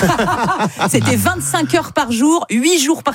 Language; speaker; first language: French; native; French